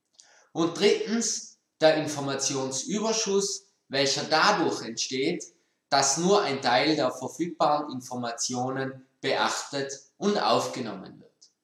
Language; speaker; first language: German; native; German